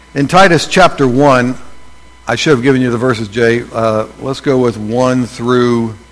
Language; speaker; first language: English; native; English